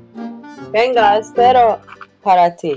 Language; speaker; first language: Spanish; non-native, learner; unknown